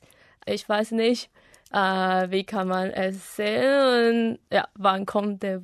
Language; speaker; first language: German; non-native, learner; Chinese